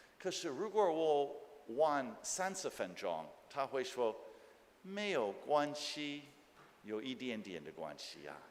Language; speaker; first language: Chinese; non-native, fluent; English